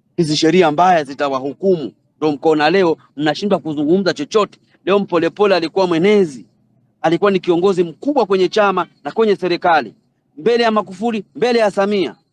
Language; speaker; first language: Swahili; native; Swahili